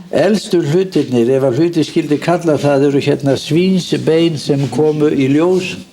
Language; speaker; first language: Icelandic; native; Icelandic